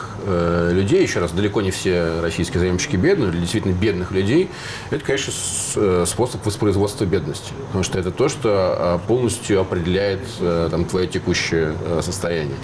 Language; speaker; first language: Russian; native; Russian